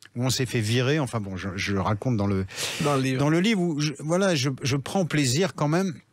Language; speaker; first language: French; native; French